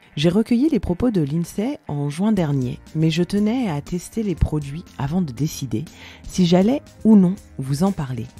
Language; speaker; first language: French; native; French